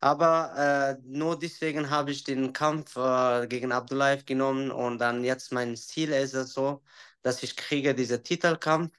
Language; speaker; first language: German; non-native, learner; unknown